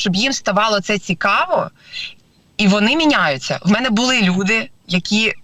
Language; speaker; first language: Ukrainian; non-native, local second language; Russian